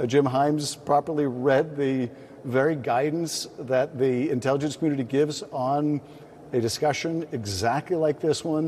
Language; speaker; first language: English; native; English